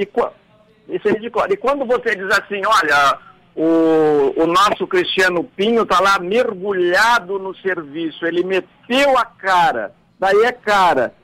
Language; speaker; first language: Portuguese; native; Portuguese